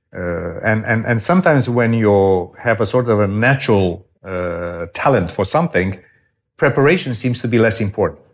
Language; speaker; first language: English; non-native, fluent; Romanian